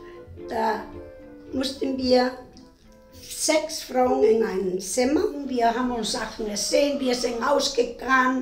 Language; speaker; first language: German; non-native, fluent; Spanish